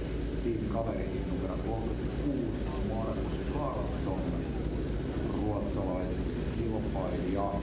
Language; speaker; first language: Finnish; native; Finnish